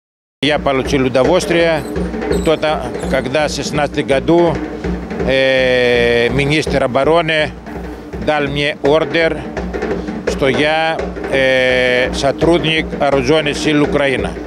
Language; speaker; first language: Russian; non-native, learner; Greek